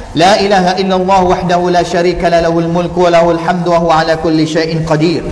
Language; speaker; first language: Malay; native; Malay